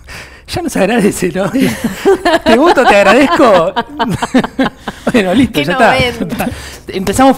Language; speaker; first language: Spanish; native; Spanish